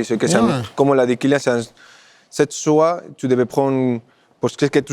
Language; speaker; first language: French; non-native, fluent; Spanish